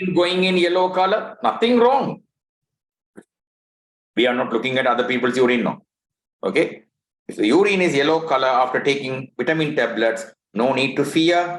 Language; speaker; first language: English; non-native, local second language; Tamil